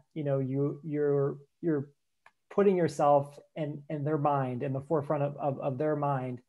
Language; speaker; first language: English; native; English